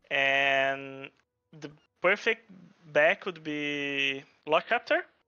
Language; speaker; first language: English; non-native, fluent; Portuguese